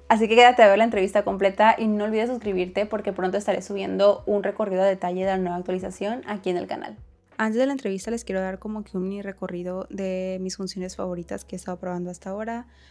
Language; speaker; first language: Spanish; native; Spanish